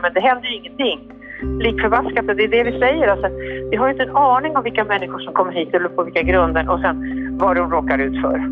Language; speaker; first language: Swedish; native; Swedish